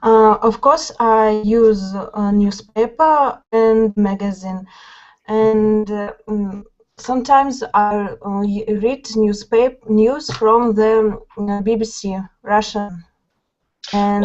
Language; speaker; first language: English; non-native, fluent; Tatar